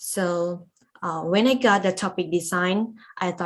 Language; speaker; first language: English; non-native, learner; Lao